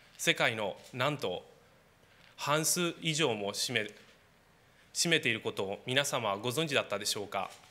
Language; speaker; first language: Japanese; non-native, fluent; Romanian